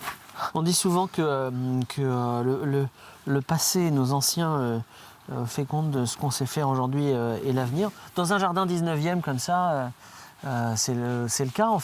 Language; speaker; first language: French; native; French